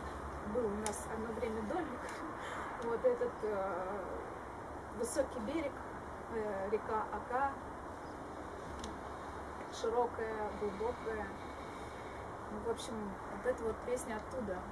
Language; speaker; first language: Russian; native; Russian